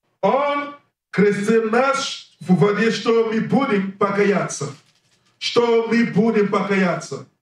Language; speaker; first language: Russian; non-native, learner; English